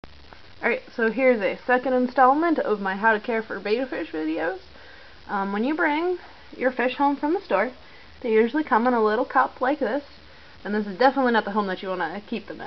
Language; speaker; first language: English; native; English